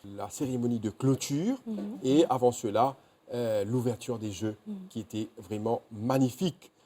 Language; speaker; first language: French; non-native, local second language; Morisyen